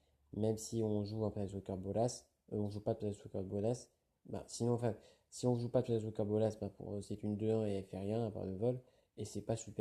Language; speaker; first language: French; native; French